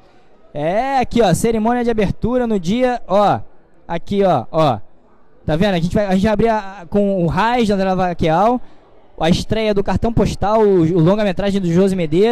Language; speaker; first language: Portuguese; native; Portuguese